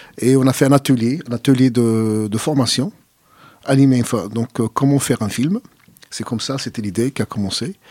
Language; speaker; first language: French; non-native, fluent; Arabic